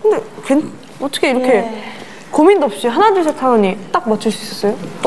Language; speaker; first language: Korean; native; Korean